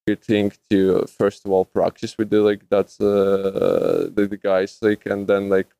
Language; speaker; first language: English; non-native, learner; Russian